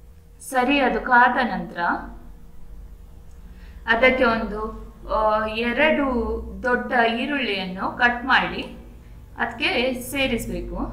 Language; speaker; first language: Kannada; native; Kannada